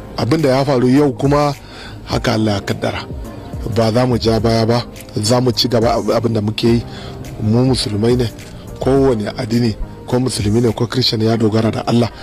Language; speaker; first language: Hausa; non-native, local second language; Kanuri